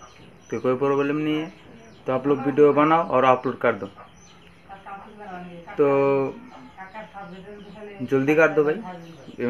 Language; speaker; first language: Hindi; non-native, local second language; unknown